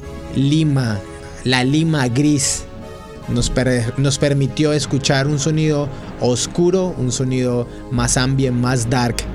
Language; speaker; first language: Spanish; native; Spanish